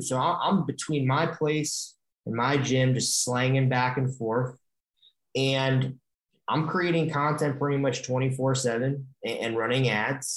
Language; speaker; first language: English; native; English